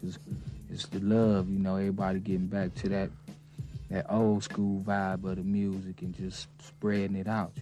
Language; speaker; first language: English; native; English